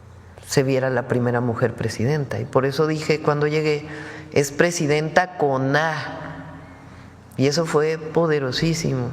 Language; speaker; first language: Spanish; native; Spanish